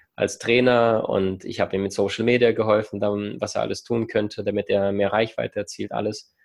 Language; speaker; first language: German; early bilingual, other home language; Russian